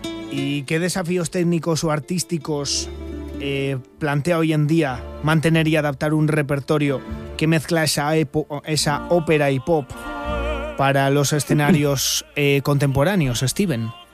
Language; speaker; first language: Spanish; native; Spanish